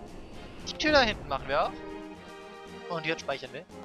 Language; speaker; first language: German; native; German